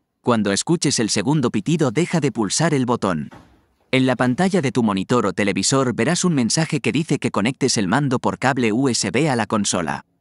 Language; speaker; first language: Spanish; native; Spanish